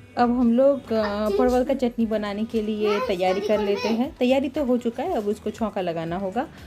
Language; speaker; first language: Hindi; non-native, local second language; Bangla